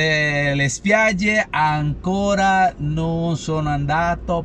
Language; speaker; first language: Italian; non-native, learner; Spanish